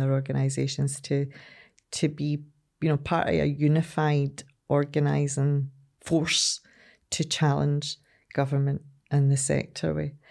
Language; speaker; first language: English; native; English